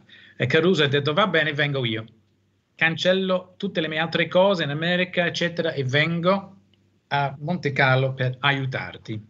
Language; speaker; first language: Italian; non-native, fluent; English